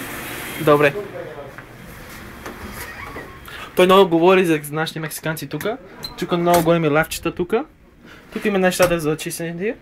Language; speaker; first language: Bulgarian; early bilingual, heritage; Bulgarian